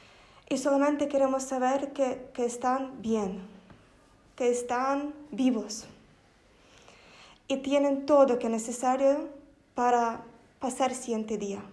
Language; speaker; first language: Spanish; non-native, fluent; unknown